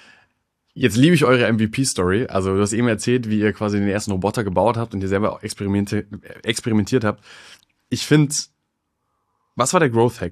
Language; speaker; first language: German; native; German